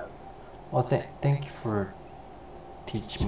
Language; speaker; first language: English; non-native, learner; Korean